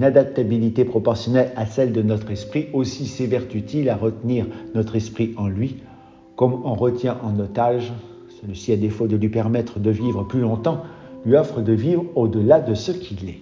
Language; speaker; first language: French; native; French